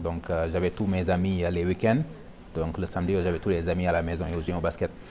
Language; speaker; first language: French; non-native, local second language; Wolof